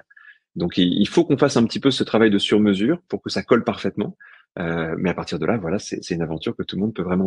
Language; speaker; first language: French; native; French